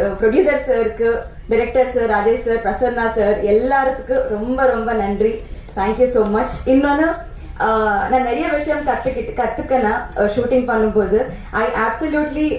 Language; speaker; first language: Tamil; non-native, learner; Telugu